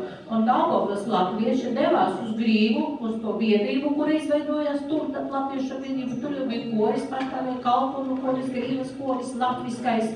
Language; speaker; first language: Latvian; native; Latvian